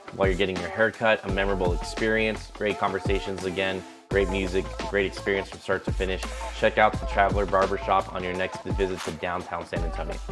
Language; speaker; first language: English; native; English